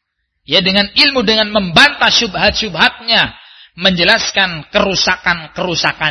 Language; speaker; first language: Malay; non-native, local second language; Javanese